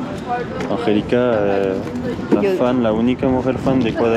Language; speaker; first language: Spanish; non-native, fluent; French